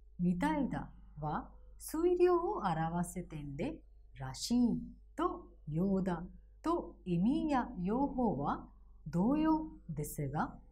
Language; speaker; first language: Japanese; non-native, fluent; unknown